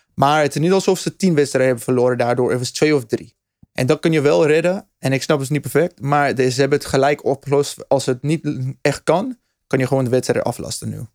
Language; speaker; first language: Dutch; non-native, fluent; English